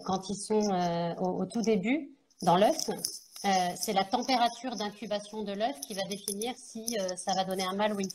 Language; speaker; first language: French; native; French